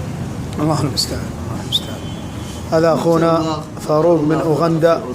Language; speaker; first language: Arabic; native; Arabic